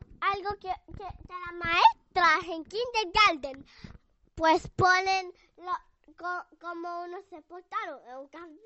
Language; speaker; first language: Spanish; early bilingual, heritage; Spanish